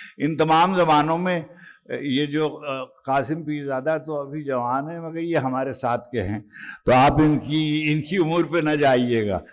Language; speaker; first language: Urdu; native; Urdu